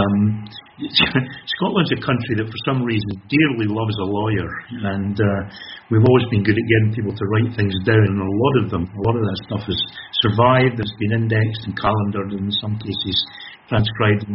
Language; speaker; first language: English; native; English